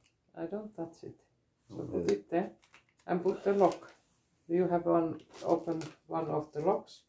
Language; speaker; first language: English; non-native, learner; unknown